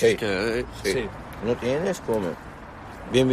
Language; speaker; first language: Spanish; non-native, learner; Arabic